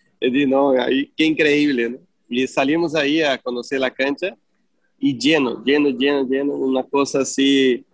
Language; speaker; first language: Spanish; non-native, fluent; Portuguese